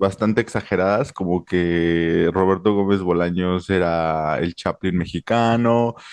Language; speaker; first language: Spanish; native; Spanish